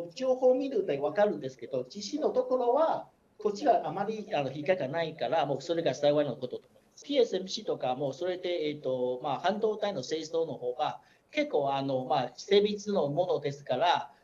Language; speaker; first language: Japanese; non-native, learner; Chinese